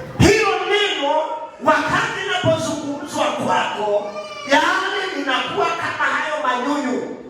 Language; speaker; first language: Swahili; non-native, local second language; Kikuyu